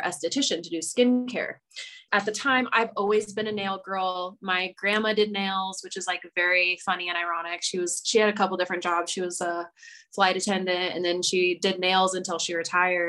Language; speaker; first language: English; native; English